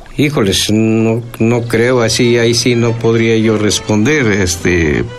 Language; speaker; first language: Spanish; non-native, local second language; Nahuatl languages